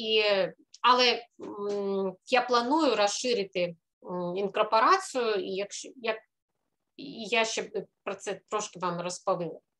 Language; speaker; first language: Ukrainian; non-native, fluent; Russian